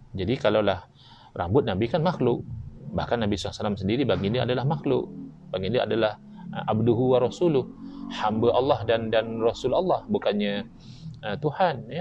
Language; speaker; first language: Malay; native; Malay